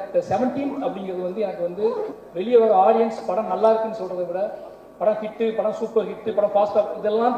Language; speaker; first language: Tamil; native; Tamil